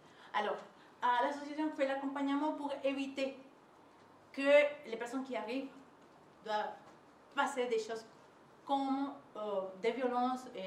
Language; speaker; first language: French; non-native, learner; Spanish